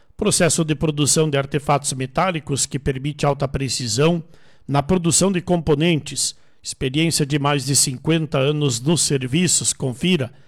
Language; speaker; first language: Portuguese; native; Portuguese